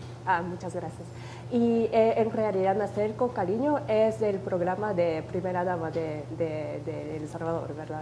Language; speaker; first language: Spanish; non-native, fluent; Japanese